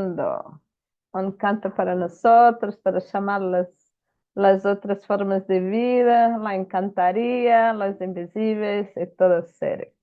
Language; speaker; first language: Spanish; non-native, fluent; Portuguese